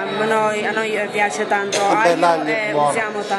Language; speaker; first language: Italian; non-native, learner; Armenian